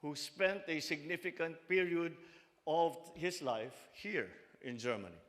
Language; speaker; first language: English; non-native, local second language; Filipino